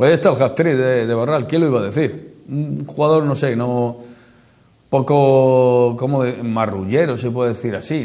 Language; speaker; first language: Spanish; native; Spanish